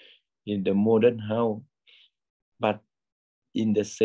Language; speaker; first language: English; non-native, learner; Thai